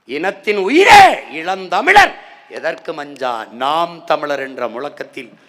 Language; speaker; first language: Tamil; native; Tamil